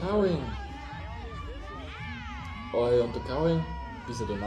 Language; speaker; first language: Indonesian; non-native, learner; German